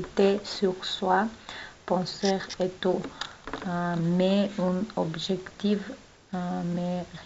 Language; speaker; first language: French; non-native, learner; Russian